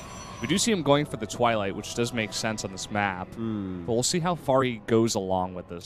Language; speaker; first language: English; native; English